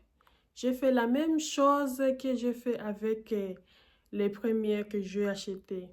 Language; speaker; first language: French; non-native, fluent; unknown